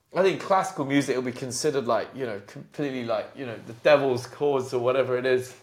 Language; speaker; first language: English; native; English